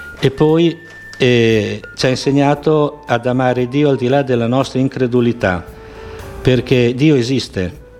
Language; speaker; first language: Italian; native; Italian